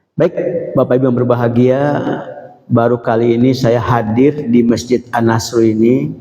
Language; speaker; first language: Indonesian; native; Indonesian